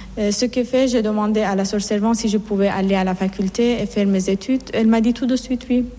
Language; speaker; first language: French; non-native, fluent; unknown